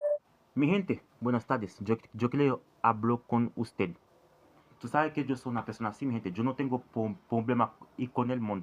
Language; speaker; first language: Spanish; non-native, learner; Haitian Creole